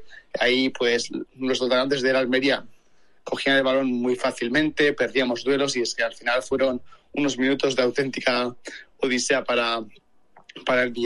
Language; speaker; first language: Spanish; native; Spanish